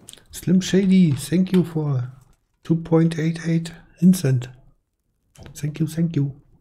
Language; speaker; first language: English; non-native, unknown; German